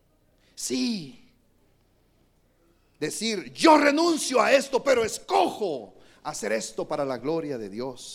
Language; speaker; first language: Spanish; native; Spanish